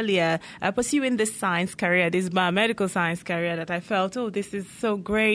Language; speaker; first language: English; non-native, local second language; Igbo